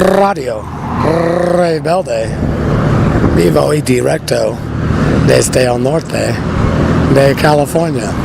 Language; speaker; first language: Spanish; non-native, learner; English